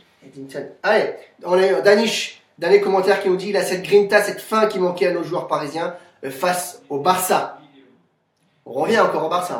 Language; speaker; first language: French; native; French